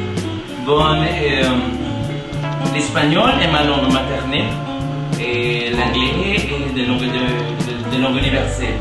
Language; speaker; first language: French; non-native, learner; Spanish